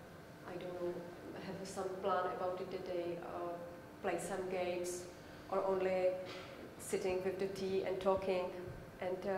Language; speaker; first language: English; non-native, learner; Czech